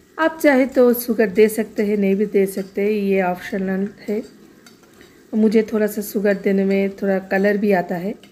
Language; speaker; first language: Hindi; non-native, local second language; Bangla